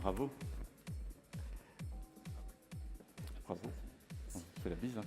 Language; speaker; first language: French; native; French